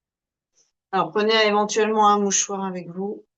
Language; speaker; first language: French; native; French